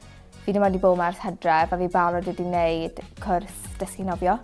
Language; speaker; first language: Welsh; native; Welsh